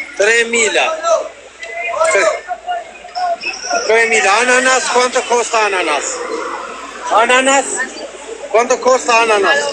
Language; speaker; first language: Italian; non-native, learner; Albanian